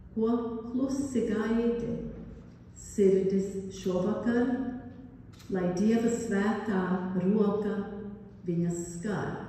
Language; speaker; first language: Latvian; early bilingual, heritage; Latvian